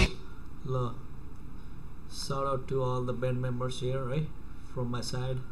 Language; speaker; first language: English; non-native, fluent; Nepali